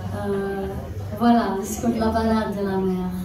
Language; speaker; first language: French; non-native, fluent; English